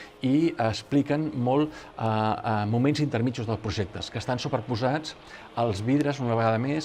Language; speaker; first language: Catalan; native; Catalan